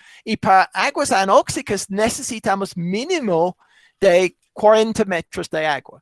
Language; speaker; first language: Spanish; non-native, fluent; English